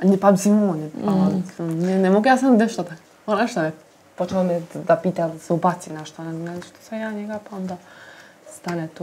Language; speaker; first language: Serbian; native; Serbian